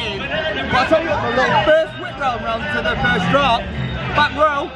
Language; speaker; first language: English; native; English